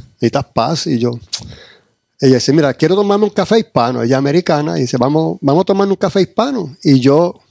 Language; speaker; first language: Spanish; early bilingual, heritage; Spanish